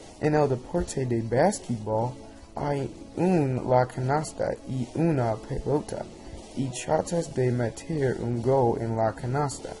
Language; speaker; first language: Spanish; non-native, learner; English